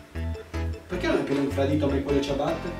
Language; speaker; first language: Italian; native; Italian